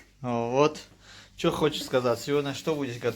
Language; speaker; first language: Russian; non-native, fluent; Tajik